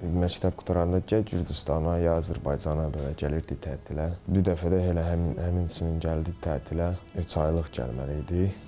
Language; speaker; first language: Azerbaijani; early bilingual, heritage; Azerbaijani